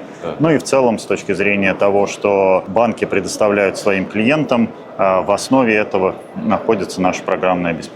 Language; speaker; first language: Russian; native; Russian